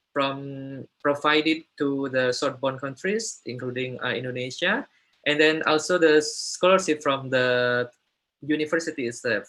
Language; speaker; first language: English; non-native, fluent; Indonesian